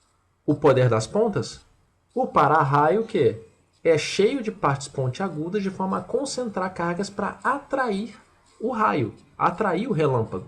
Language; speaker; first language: Portuguese; native; Portuguese